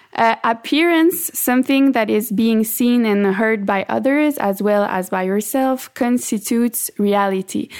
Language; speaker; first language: English; non-native, fluent; French